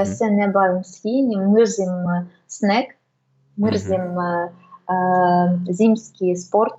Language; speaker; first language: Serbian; non-native, learner; Russian